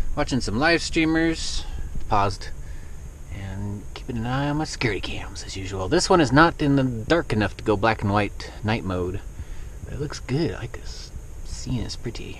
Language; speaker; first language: English; native; English